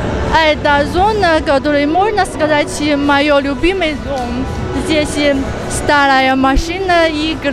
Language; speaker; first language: Russian; non-native, fluent; Chinese